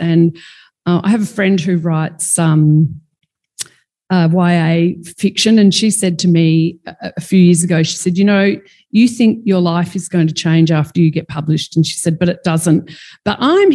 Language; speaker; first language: English; native; English